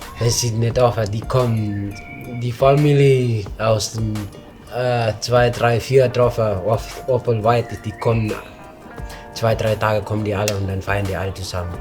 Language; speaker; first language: German; non-native, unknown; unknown